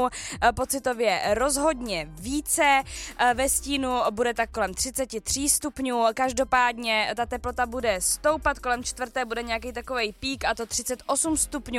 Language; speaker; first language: Czech; native; Czech